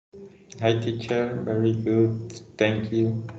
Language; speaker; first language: English; non-native, learner; Spanish